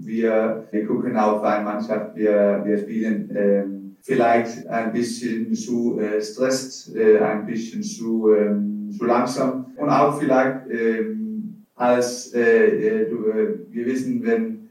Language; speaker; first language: German; non-native, learner; Danish